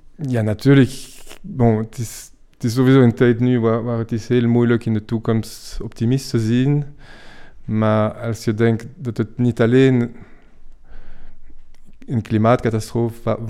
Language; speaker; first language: Dutch; non-native, fluent; French